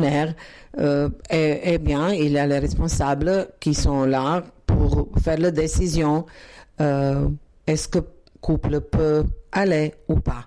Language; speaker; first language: French; non-native, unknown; Croatian